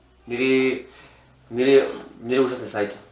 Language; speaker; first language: Basque; non-native, local second language; Spanish